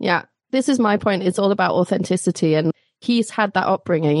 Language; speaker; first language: English; native; English